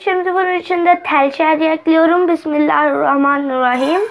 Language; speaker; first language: Turkish; non-native, learner; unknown